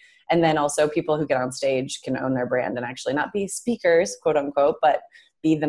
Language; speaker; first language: English; native; English